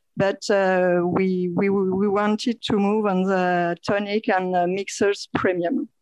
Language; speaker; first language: English; non-native, fluent; French